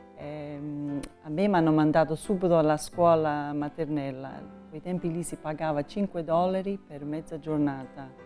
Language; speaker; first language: Italian; early bilingual, heritage; Italian